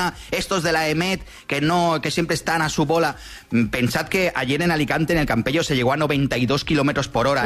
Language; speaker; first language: Spanish; native; Spanish